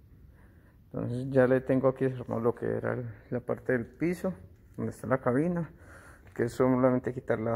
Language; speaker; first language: Spanish; native; Spanish